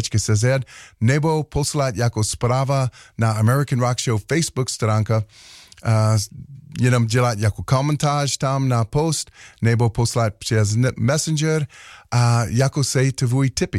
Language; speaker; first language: Czech; non-native, learner; English